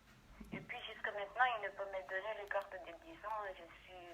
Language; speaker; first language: French; non-native, learner; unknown